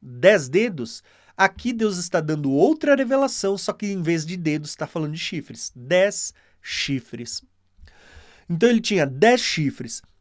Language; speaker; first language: Portuguese; native; Portuguese